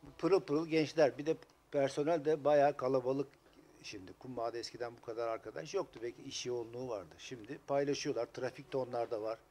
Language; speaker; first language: Turkish; native; Turkish